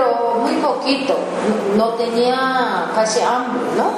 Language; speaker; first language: Spanish; non-native, learner; Japanese